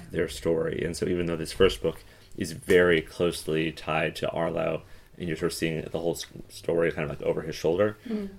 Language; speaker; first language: English; native; English